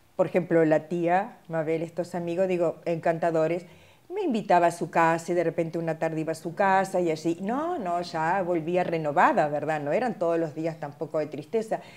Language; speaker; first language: Spanish; native; Spanish